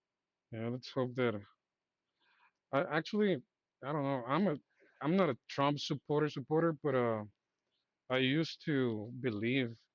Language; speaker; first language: English; non-native, fluent; Spanish